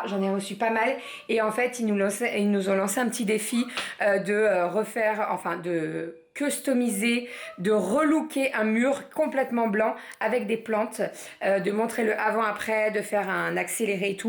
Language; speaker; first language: French; native; French